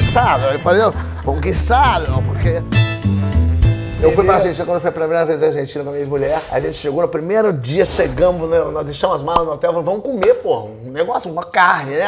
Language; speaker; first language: Portuguese; native; Portuguese